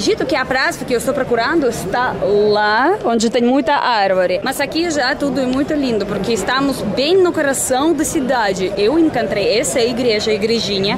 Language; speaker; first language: Portuguese; non-native, fluent; Russian